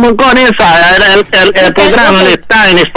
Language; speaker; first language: Spanish; non-native, learner; Haitian Creole